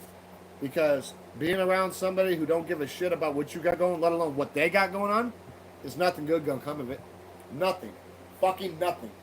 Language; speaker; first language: English; native; English